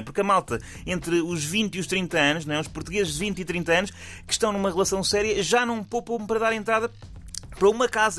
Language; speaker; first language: Portuguese; native; Portuguese